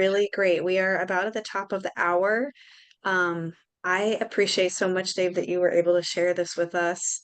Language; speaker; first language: English; native; English